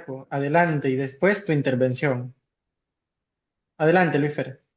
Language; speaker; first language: Spanish; native; Spanish